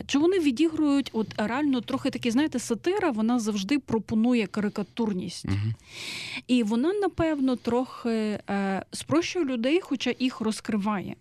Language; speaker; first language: Ukrainian; native; Ukrainian